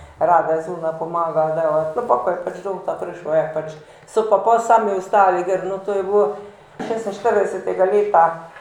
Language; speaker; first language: Slovenian; native; Slovenian